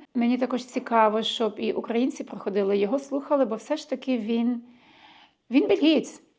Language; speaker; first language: Ukrainian; early bilingual, heritage; Ukrainian